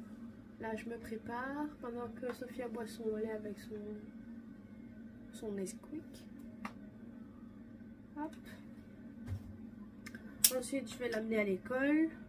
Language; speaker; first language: French; native; French